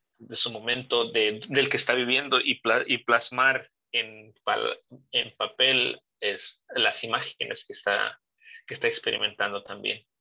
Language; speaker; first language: Spanish; native; Spanish